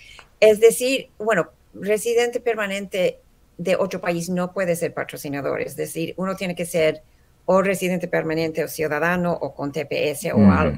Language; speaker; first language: Spanish; early bilingual, heritage; Spanish